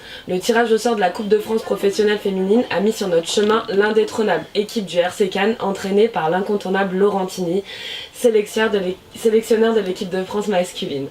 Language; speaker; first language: French; native; French